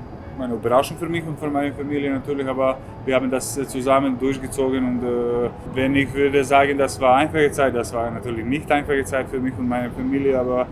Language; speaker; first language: German; non-native, fluent; Serbian